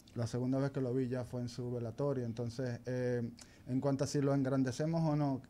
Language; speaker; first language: Spanish; native; Spanish